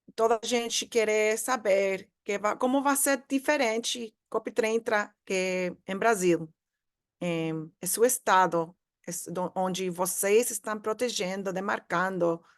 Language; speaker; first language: Portuguese; non-native, learner; English